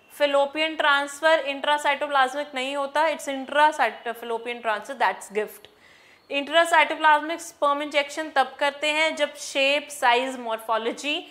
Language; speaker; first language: Hindi; non-native, local second language; Punjabi